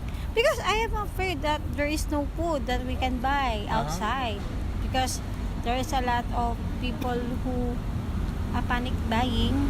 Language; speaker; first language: English; non-native, learner; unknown